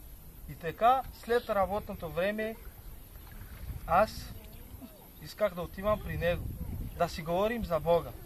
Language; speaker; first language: Bulgarian; non-native, local second language; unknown